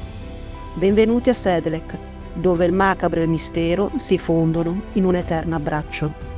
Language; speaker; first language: Italian; native; Italian